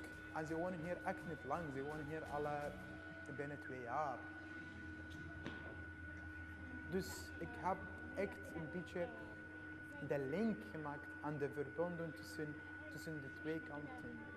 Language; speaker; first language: Dutch; non-native, fluent; Arabic